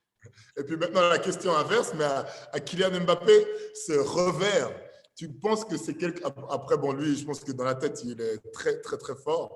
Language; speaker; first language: French; native; French